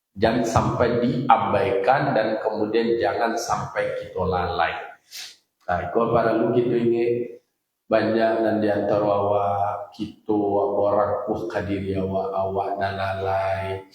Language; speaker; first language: Indonesian; non-native, local second language; Minangkabau